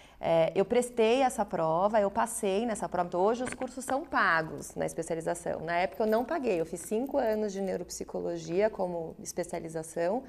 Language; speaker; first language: Portuguese; native; Portuguese